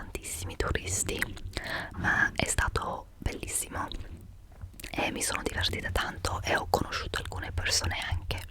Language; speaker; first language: Italian; non-native, fluent; English